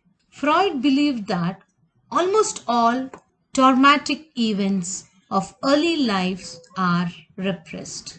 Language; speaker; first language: English; non-native, local second language; Kannada